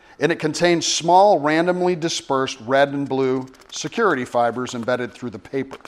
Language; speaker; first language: English; native; English